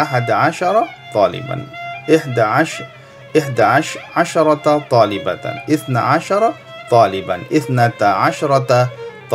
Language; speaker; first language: Arabic; non-native, fluent; Indonesian